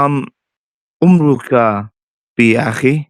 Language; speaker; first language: Arabic; non-native, learner; English